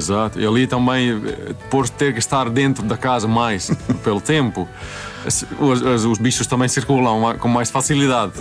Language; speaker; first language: Portuguese; non-native, fluent; Swedish